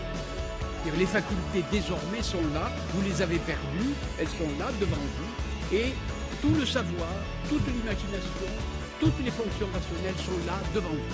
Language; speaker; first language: French; native; French